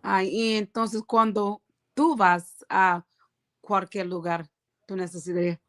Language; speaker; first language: Spanish; non-native, learner; English